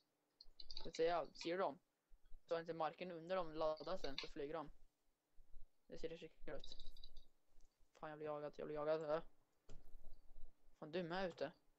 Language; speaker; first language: Swedish; native; Swedish